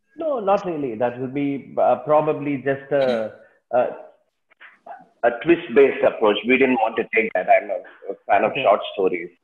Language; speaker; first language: English; non-native, local second language; Tamil